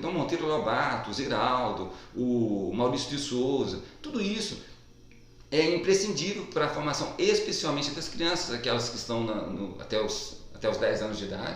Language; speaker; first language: Portuguese; native; Portuguese